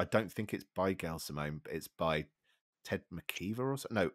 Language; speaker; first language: English; native; English